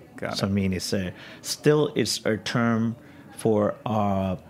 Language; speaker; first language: English; non-native, local second language; Punjabi